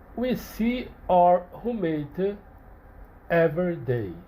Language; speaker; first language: English; non-native, learner; Portuguese